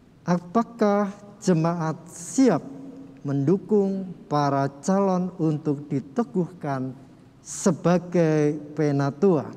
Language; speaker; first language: Indonesian; native; Indonesian